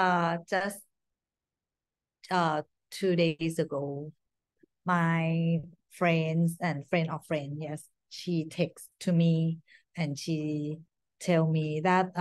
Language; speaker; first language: English; non-native, learner; Thai